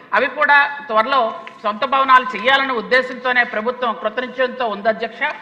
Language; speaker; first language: Telugu; native; Telugu